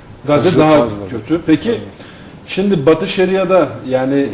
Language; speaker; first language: Turkish; native; Turkish